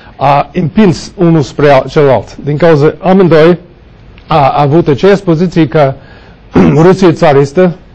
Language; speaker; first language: Romanian; non-native, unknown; English